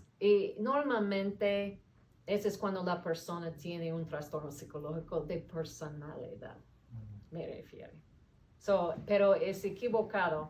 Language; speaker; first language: Spanish; non-native, fluent; English